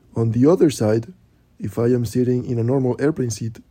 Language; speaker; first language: English; non-native, fluent; Spanish